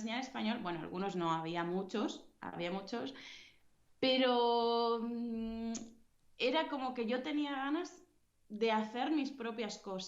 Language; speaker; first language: Spanish; native; Spanish